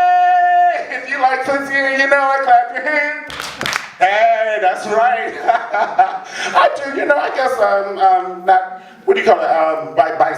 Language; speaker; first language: English; native; English